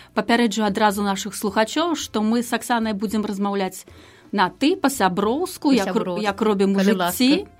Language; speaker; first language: Belarusian; native; Belarusian